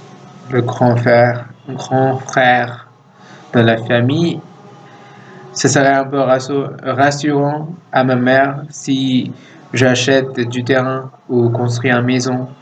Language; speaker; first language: French; non-native, fluent; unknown